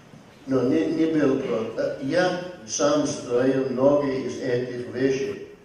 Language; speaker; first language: Russian; non-native, fluent; English